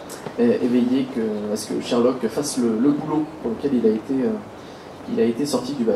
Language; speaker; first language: French; native; French